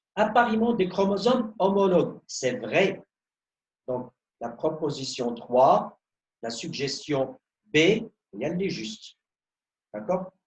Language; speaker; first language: French; non-native, local second language; Arabic